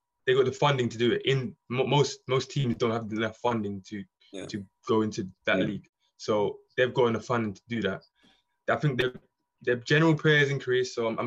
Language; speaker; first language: English; native; English